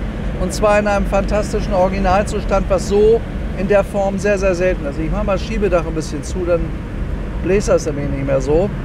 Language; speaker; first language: German; native; German